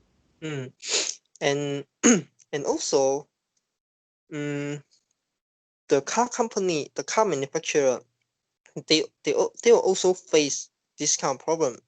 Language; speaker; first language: English; non-native, learner; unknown